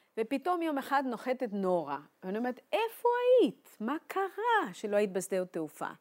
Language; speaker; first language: Hebrew; non-native, fluent; Spanish